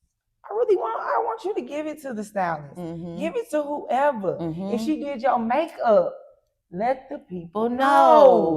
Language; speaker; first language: English; native; English